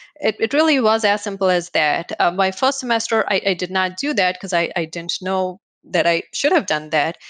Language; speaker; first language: English; non-native, local second language; Hindi